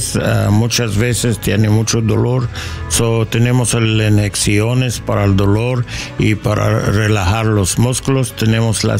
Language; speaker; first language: Spanish; non-native, learner; English